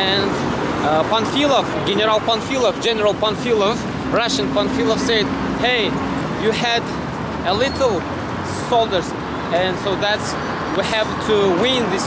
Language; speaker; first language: English; non-native, learner; Kazakh